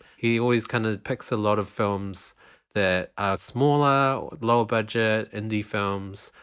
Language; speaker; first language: English; native; English